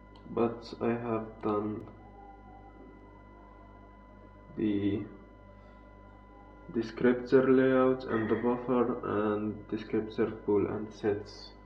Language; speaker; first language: English; non-native, fluent; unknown